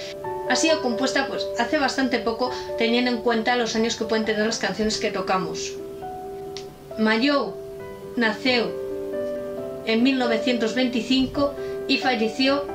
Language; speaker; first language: Spanish; native; Spanish